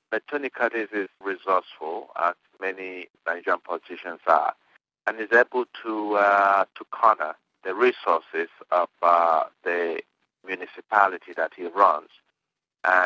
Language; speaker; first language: English; non-native, local second language; Igbo